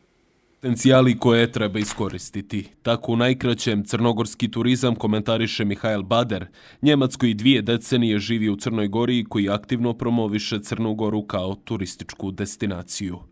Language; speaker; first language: Bosnian; native; Bosnian